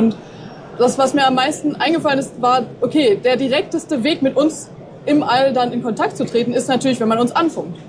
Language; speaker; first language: German; native; German